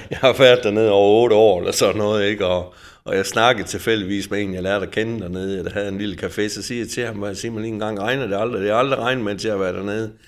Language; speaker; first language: Danish; native; Danish